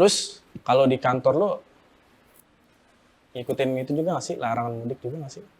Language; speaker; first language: Indonesian; native; Indonesian